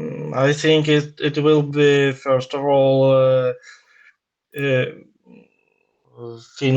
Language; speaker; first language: English; non-native, learner; Ukrainian